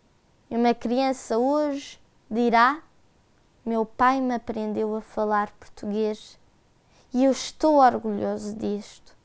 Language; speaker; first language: Portuguese; early bilingual, heritage; Portuguese